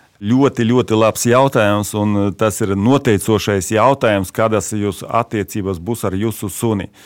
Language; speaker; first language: Latvian; non-native, local second language; Russian